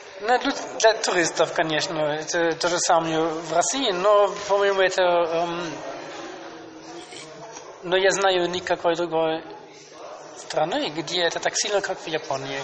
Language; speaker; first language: Russian; non-native, learner; German